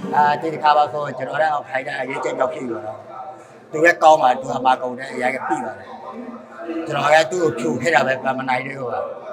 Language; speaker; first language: Burmese; native; Burmese